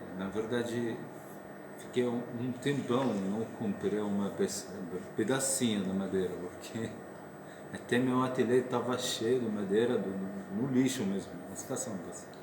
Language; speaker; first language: Portuguese; non-native, learner; Arabic